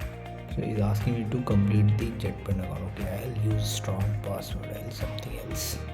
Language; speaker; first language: English; non-native, local second language; Hindi